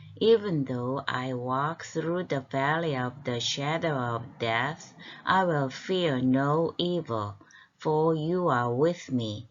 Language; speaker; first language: English; non-native, fluent; Korean